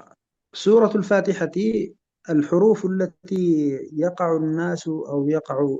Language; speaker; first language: Arabic; native; Arabic